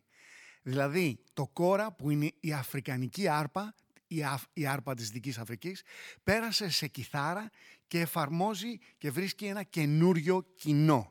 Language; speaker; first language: Greek; native; Greek